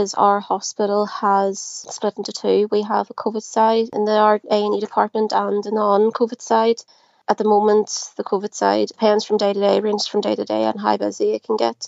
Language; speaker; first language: English; native; English